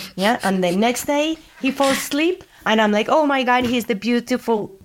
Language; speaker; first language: English; non-native, fluent; Spanish